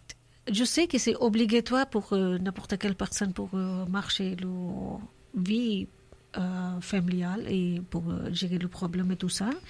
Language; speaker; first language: French; non-native, learner; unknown